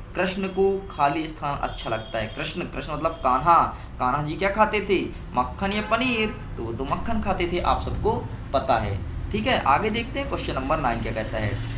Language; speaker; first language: Hindi; native; Hindi